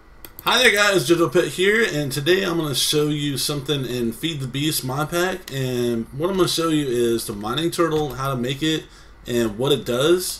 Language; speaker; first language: English; native; English